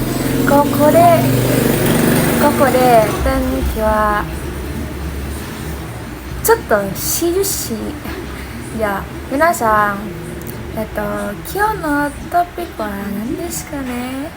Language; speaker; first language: Japanese; non-native, learner; Indonesian